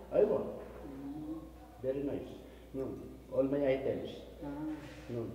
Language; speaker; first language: English; non-native, local second language; Filipino